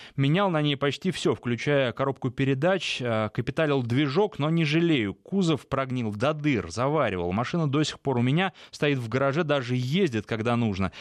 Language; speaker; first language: Russian; native; Russian